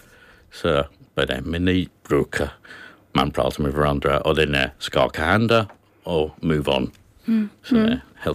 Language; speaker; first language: Swedish; non-native, learner; English